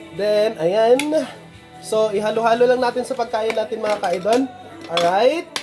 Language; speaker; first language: Filipino; non-native, local second language; Cebuano